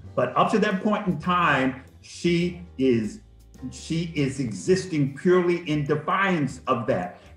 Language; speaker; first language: English; native; English